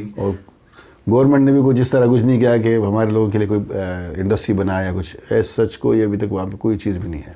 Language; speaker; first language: Urdu; non-native, local second language; Pashto